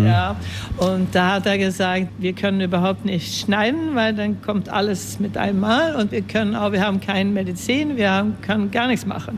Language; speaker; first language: German; early bilingual, heritage; German